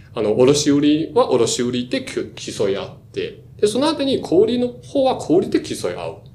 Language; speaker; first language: Japanese; non-native, fluent; Chinese